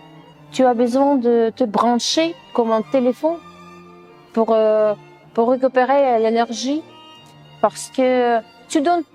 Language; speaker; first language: French; non-native, fluent; Russian